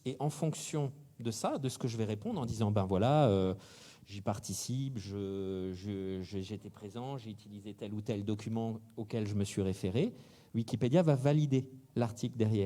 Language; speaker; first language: French; native; French